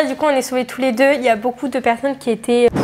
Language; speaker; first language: French; native; French